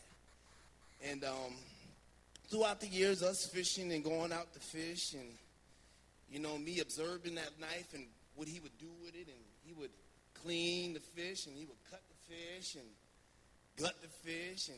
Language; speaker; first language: English; native; English